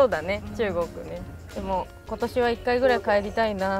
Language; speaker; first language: Japanese; native; Japanese